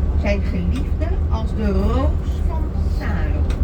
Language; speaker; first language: Dutch; non-native, fluent; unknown